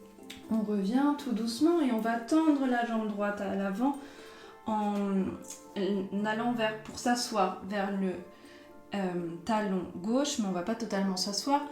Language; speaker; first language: French; native; French